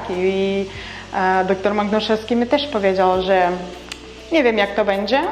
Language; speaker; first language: Polish; non-native, learner; Ukrainian